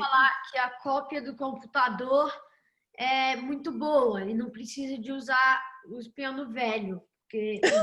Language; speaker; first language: Portuguese; early bilingual, heritage; Portuguese